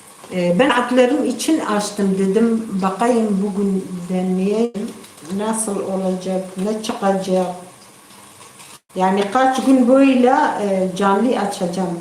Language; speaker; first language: Turkish; non-native, local second language; Kurdish